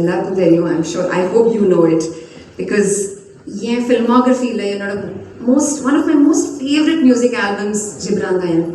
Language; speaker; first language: Tamil; non-native, fluent; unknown